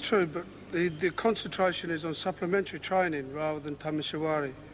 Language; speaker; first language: English; native; English